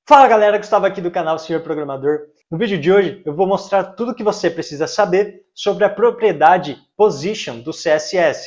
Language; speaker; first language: Portuguese; native; Portuguese